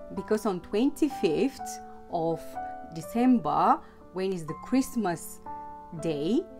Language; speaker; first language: English; non-native, fluent; Bulgarian